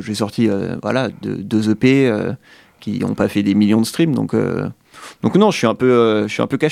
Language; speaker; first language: French; native; French